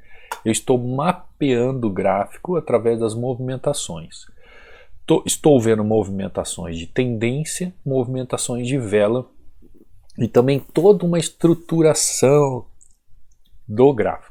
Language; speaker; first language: Portuguese; native; Portuguese